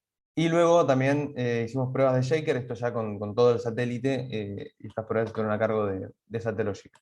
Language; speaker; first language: Spanish; native; Spanish